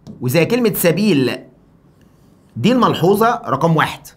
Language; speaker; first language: Arabic; native; Arabic